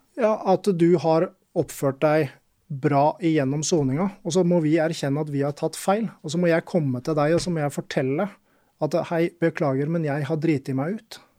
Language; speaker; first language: Norwegian; native; Norwegian